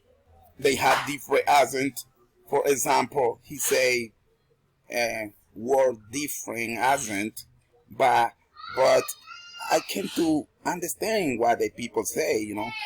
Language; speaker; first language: English; non-native, learner; Spanish